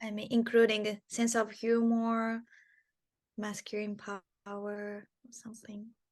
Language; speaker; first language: English; non-native, learner; Japanese